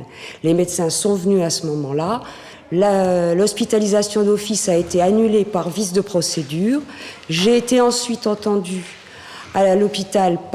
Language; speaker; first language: French; native; French